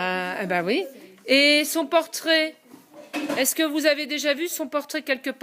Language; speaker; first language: French; native; French